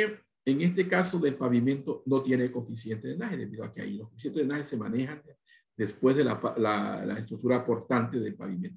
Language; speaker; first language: Spanish; native; Spanish